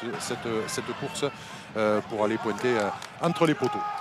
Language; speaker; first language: French; native; French